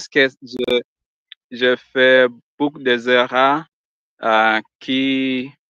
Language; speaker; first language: French; non-native, learner; Swahili